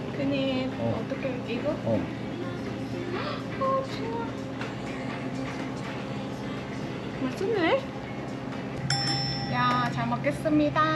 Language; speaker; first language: Korean; non-native, learner; Vietnamese